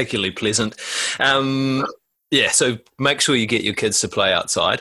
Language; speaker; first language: English; native; English